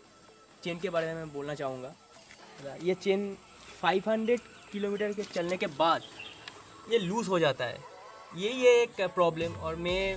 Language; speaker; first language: Hindi; non-native, local second language; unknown